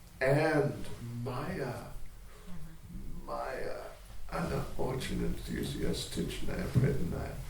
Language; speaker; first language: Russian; non-native, learner; English